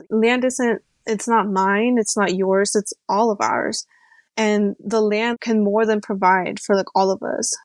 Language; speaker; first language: English; native; English